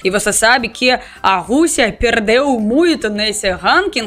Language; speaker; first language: Portuguese; non-native, fluent; Russian